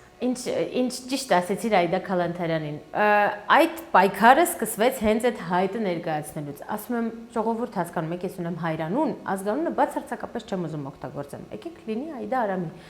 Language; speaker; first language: Armenian; early bilingual, heritage; Armenian